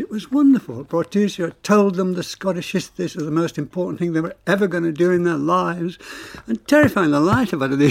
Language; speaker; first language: English; native; English